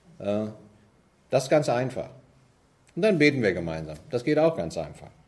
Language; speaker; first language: German; native; German